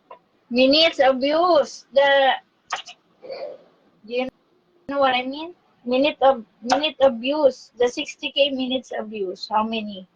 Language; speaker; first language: English; non-native, local second language; Filipino